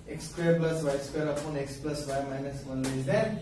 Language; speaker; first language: English; non-native, local second language; Gujarati